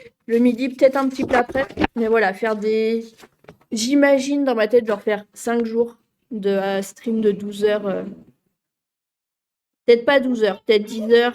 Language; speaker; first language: French; native; French